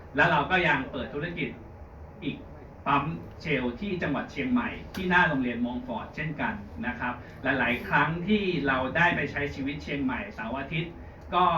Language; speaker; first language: Thai; native; Thai